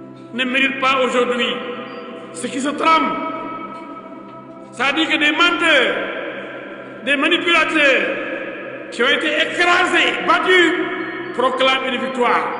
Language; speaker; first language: French; non-native, local second language; Wolof